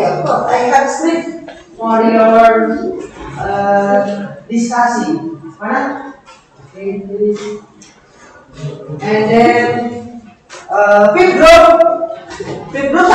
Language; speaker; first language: English; non-native, learner; Indonesian